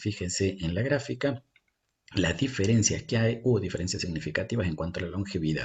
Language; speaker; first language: Spanish; native; Spanish